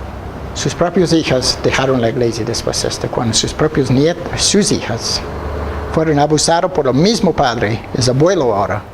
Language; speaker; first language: Spanish; non-native, fluent; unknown